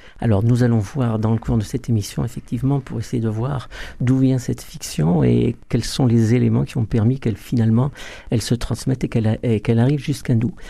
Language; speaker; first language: French; native; French